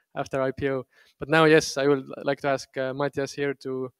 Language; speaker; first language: English; non-native, fluent; Estonian